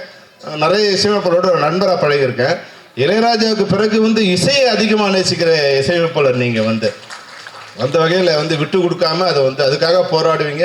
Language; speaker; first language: Tamil; native; Tamil